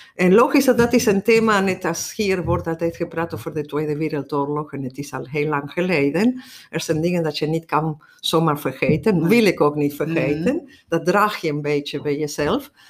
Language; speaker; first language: Dutch; non-native, fluent; Spanish